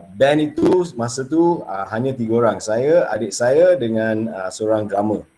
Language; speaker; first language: Malay; non-native, local second language; English